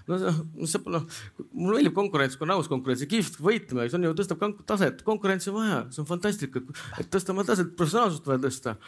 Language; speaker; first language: Estonian; non-native, local second language; Russian